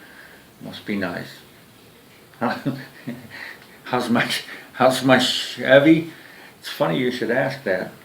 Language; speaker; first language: English; native; English